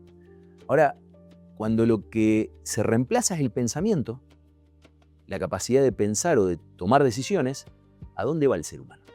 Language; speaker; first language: Spanish; native; Spanish